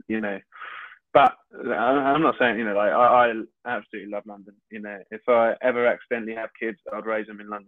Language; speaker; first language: English; native; English